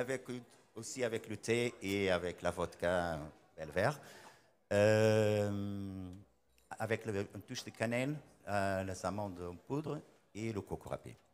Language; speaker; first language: French; non-native, learner; Portuguese